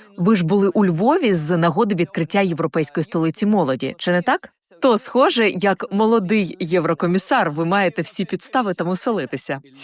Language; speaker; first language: Ukrainian; native; Ukrainian